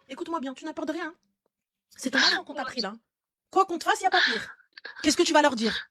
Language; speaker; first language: French; native; French